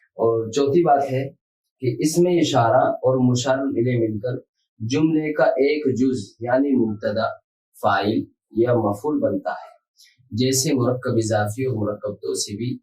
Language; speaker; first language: Urdu; native; Urdu